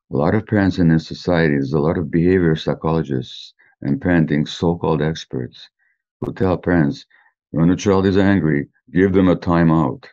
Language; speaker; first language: English; native; English